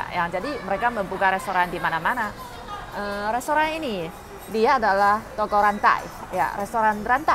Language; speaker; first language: Indonesian; non-native, fluent; Chinese